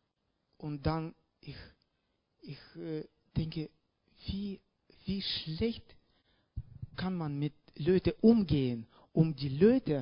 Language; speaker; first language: German; non-native, learner; Russian